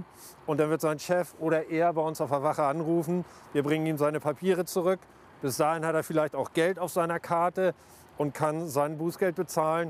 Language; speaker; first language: German; native; German